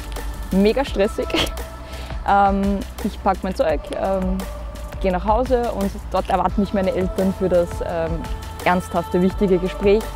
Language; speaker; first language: German; native; German